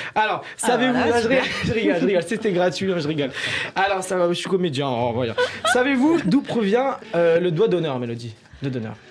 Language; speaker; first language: French; native; French